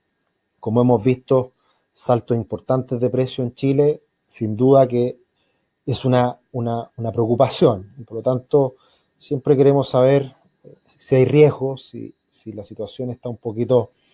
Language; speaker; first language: Spanish; native; Spanish